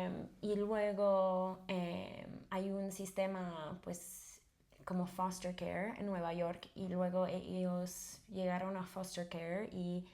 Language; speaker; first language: Spanish; non-native, fluent; English